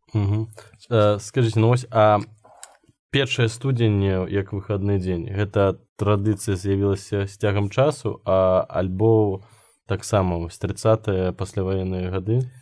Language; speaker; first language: Belarusian; non-native, local second language; Russian